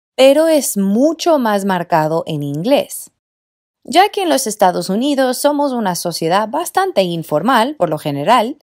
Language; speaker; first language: Spanish; non-native, fluent; English